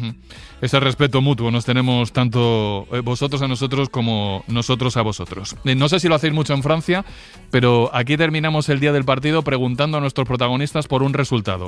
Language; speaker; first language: Spanish; native; Spanish